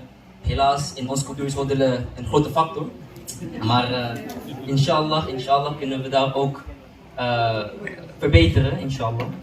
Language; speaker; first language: Dutch; early bilingual, other home language; Indonesian